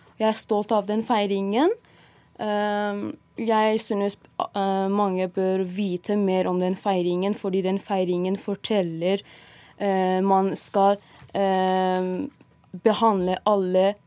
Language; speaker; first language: Norwegian; non-native, fluent; Persian